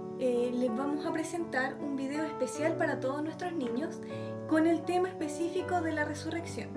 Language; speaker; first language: Spanish; native; Spanish